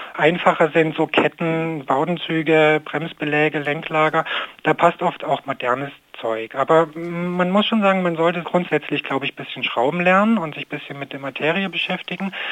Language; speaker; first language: German; native; German